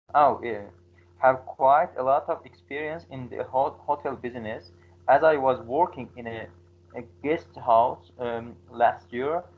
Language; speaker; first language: English; non-native, learner; Azerbaijani